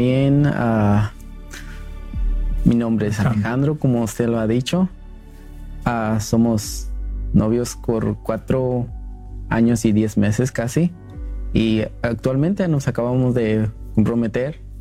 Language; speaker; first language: Spanish; native; Spanish